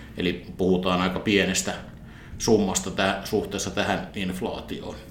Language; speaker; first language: Finnish; native; Finnish